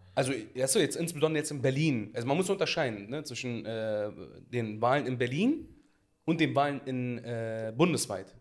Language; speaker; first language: German; early bilingual, other home language; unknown